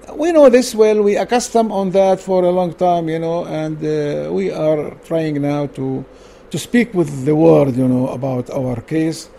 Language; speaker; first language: English; non-native, learner; Arabic